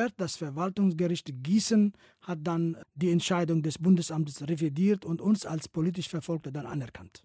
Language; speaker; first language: German; non-native, fluent; Kurdish